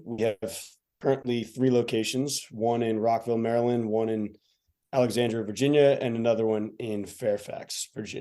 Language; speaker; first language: English; native; English